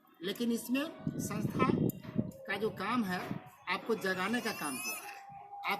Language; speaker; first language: Hindi; native; Hindi